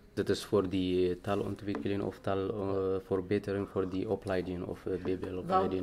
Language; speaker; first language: Dutch; non-native, learner; Tigrinya